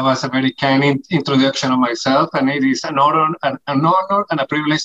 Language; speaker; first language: English; non-native, fluent; Spanish